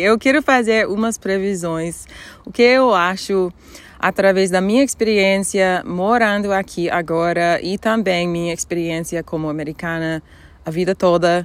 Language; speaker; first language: Portuguese; non-native, fluent; English